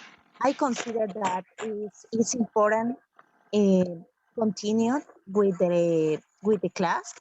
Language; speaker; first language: English; non-native, learner; Spanish